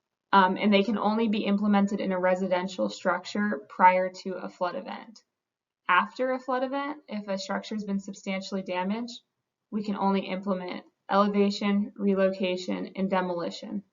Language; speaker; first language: English; native; English